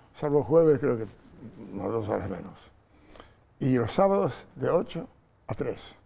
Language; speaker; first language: Spanish; non-native, fluent; Polish